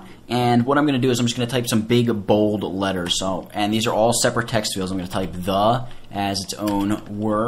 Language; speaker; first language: English; native; English